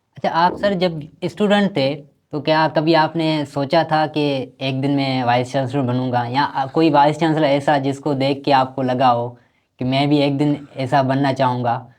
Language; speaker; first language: Urdu; non-native, local second language; Sindhi